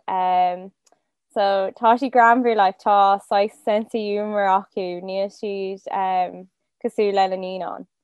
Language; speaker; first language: Irish; non-native, local second language; English